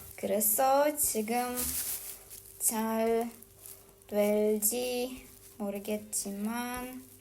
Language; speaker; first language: Korean; non-native, fluent; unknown